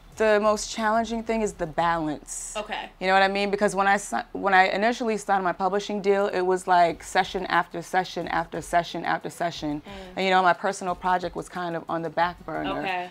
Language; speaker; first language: English; native; English